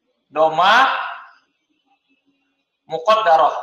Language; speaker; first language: Arabic; non-native, fluent; Indonesian